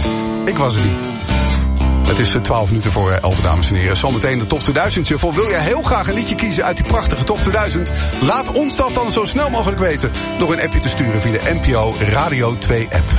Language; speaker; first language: Dutch; native; Dutch